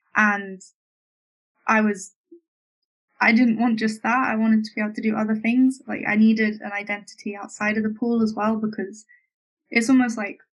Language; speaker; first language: English; native; English